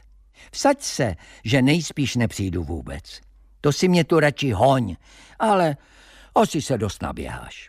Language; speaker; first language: Czech; native; Czech